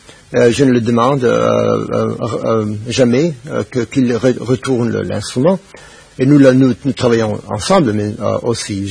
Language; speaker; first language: French; non-native, fluent; Spanish